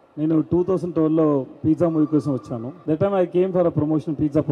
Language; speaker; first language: Telugu; non-native, learner; Tamil